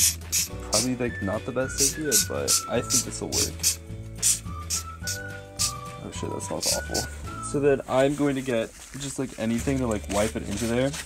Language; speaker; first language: English; native; English